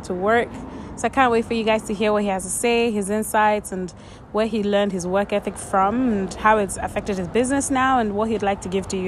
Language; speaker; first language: English; non-native, local second language; Yoruba